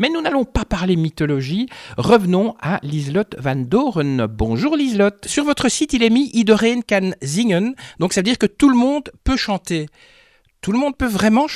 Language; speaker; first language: French; native; French